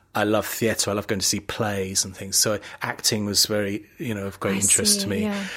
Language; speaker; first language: English; native; English